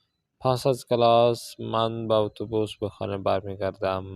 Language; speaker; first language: Persian; non-native, fluent; Urdu